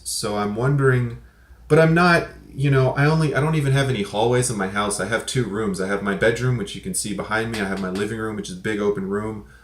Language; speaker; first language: English; native; English